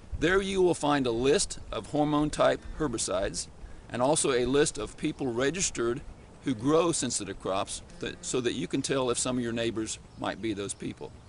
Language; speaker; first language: English; native; English